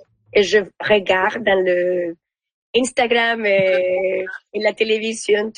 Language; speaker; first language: French; non-native, learner; Spanish